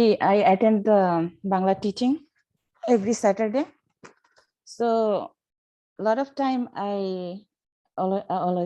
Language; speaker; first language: English; non-native, learner; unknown